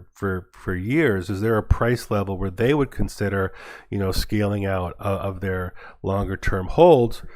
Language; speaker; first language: English; native; English